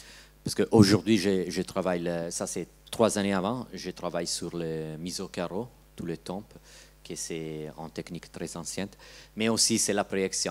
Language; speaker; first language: French; non-native, learner; Italian